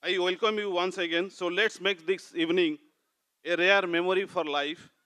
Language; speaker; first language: English; non-native, local second language; Odia